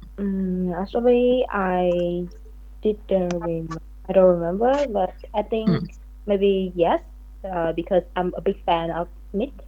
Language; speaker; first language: English; non-native, learner; Vietnamese